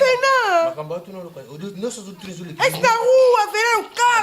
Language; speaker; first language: Portuguese; non-native, learner; Lingala